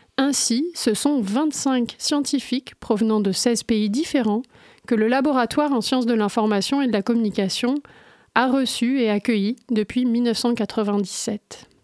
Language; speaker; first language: French; native; French